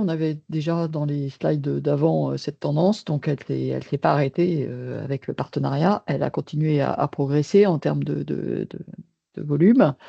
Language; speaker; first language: French; native; French